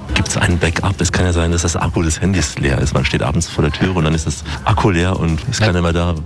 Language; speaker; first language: German; native; German